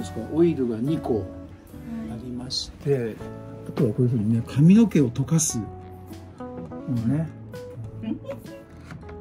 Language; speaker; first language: Japanese; native; Japanese